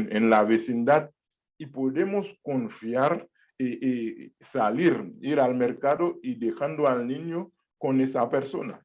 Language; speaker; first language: Spanish; non-native, fluent; Haitian Creole